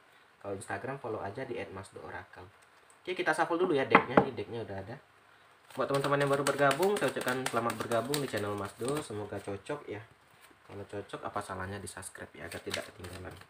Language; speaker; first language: Indonesian; native; Indonesian